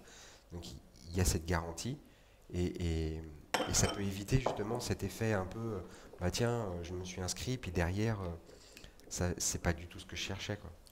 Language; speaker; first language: French; native; French